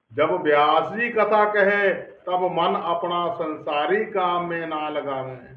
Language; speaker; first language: Hindi; non-native, local second language; Punjabi